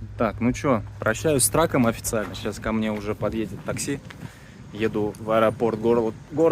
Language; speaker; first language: Russian; native; Russian